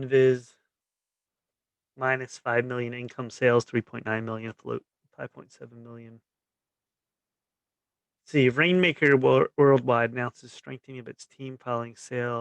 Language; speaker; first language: English; native; English